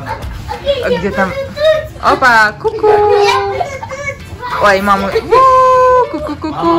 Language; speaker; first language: Russian; native; Russian